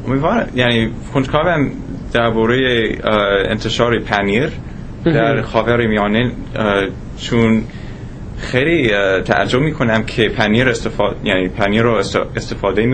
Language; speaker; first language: Persian; non-native, fluent; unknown